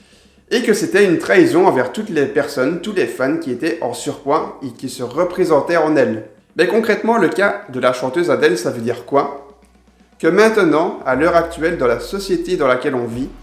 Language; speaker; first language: French; native; French